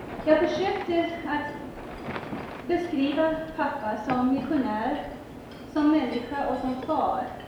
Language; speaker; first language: Swedish; early bilingual, heritage; Swedish